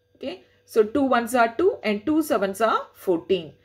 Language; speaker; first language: English; non-native, local second language; Tamil